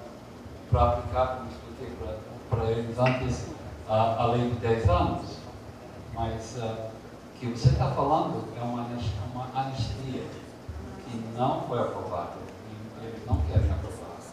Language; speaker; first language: Portuguese; early bilingual, heritage; Portuguese